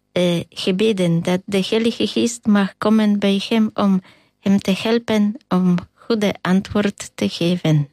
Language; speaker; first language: Dutch; non-native, fluent; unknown